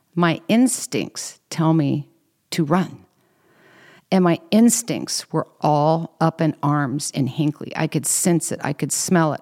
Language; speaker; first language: English; native; English